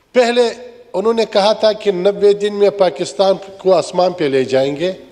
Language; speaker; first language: Urdu; non-native, local second language; Pashto